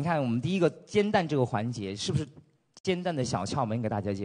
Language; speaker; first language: Chinese; native; Chinese